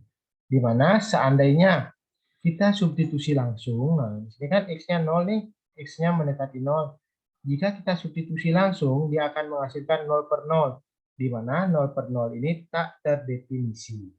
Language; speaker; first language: Indonesian; native; Indonesian